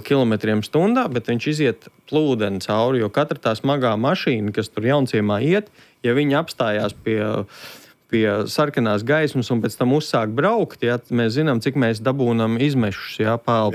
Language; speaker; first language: Latvian; native; Latvian